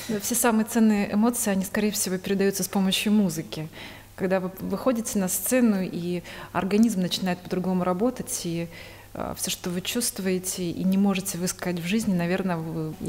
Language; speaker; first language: Russian; native; Russian